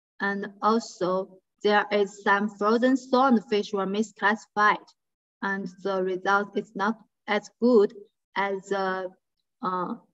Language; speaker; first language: English; non-native, fluent; Chinese